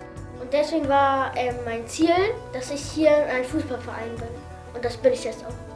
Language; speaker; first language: German; early bilingual, other home language; Kurdish